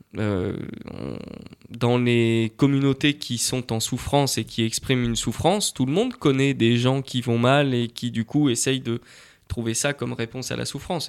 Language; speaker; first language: French; native; French